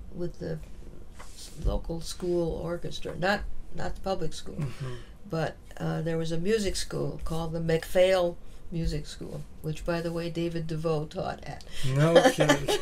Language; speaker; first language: English; native; English